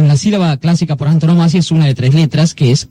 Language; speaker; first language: Spanish; native; Spanish